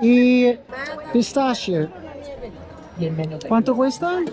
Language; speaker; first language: Spanish; non-native, learner; English